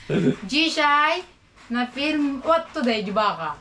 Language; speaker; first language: Polish; non-native, learner; Cebuano